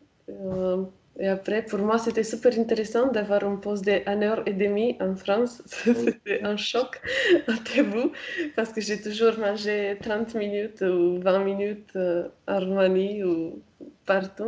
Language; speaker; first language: French; non-native, fluent; Romanian